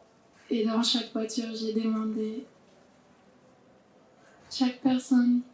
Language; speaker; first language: French; non-native, learner; Russian